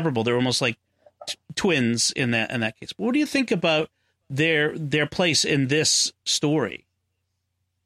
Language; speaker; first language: English; native; English